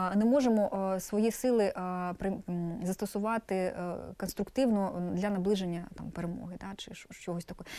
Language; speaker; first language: Ukrainian; non-native, local second language; Russian